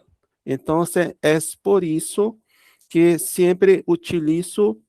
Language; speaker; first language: Spanish; non-native, learner; Portuguese